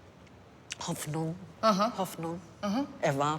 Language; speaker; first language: German; non-native, learner; English